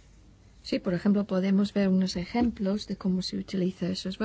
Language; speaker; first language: Spanish; non-native, fluent; English